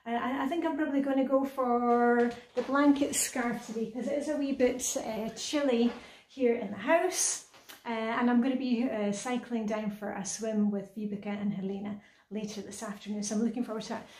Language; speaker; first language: English; native; English